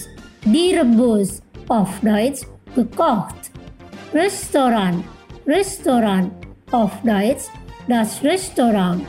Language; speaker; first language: German; non-native, local second language; Indonesian